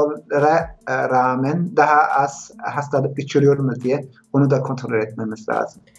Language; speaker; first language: Turkish; early bilingual, heritage; Turkish